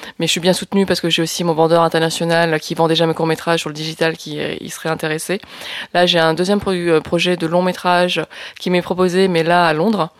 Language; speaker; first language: French; early bilingual, other home language; Lao